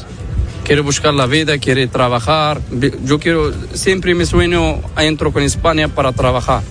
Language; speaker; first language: Spanish; non-native, learner; Arabic